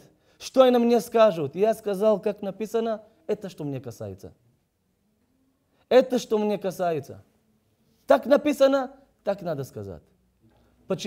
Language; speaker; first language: Russian; non-native, learner; Hebrew